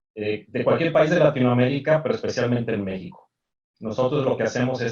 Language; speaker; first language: Spanish; native; Spanish